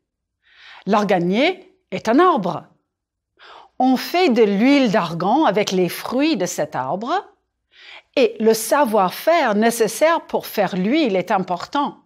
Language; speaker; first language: French; non-native, fluent; English